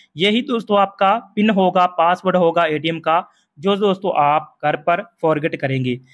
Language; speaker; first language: Hindi; non-native, local second language; Punjabi